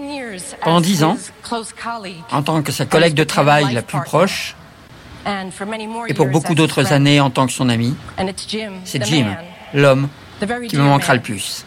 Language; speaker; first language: French; native; French